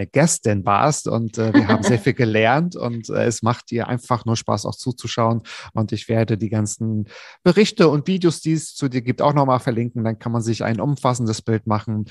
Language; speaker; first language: German; native; German